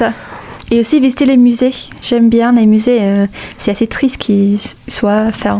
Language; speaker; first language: French; non-native, fluent; English